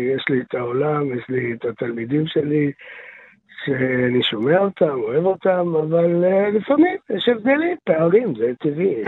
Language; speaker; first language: Hebrew; early bilingual, other home language; Arabic